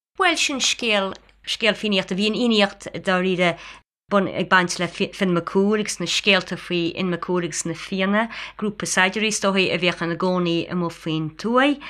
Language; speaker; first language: Irish; native; Irish